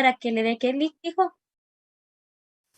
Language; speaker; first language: Spanish; native; Spanish